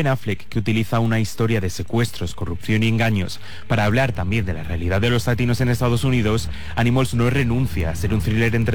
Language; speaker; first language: Spanish; native; Spanish